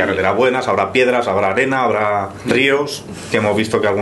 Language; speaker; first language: Spanish; native; Spanish